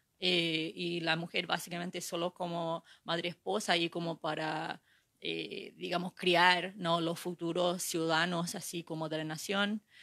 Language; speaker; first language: Spanish; non-native, fluent; English